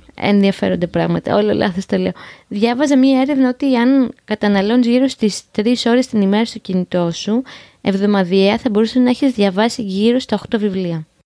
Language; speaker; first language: Greek; native; Greek